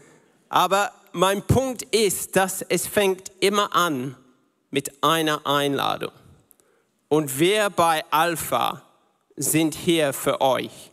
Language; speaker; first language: German; non-native, learner; English